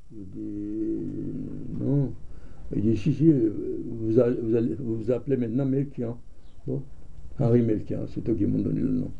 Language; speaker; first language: French; non-native, fluent; Armenian